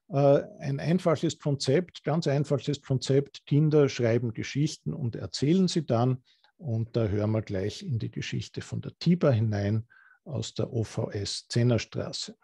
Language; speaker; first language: German; native; German